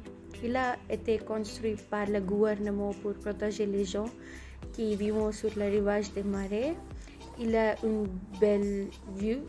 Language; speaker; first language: French; non-native, fluent; Konkani